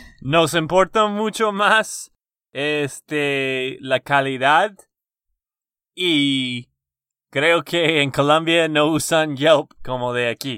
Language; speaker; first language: Spanish; non-native, fluent; English